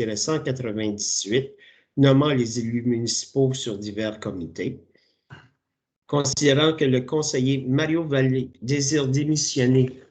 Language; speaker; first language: French; native; French